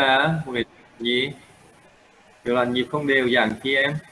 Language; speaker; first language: Vietnamese; native; Vietnamese